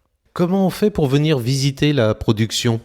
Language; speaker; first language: French; native; French